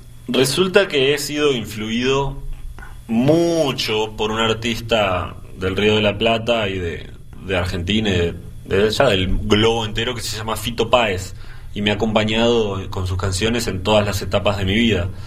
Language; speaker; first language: Spanish; native; Spanish